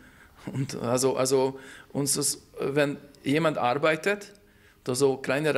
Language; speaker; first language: German; non-native, fluent; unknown